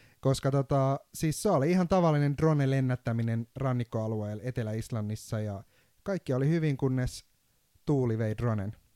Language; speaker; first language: Finnish; non-native, fluent; Turkish